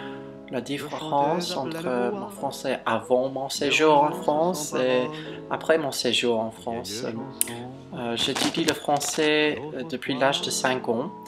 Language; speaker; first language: French; non-native, fluent; English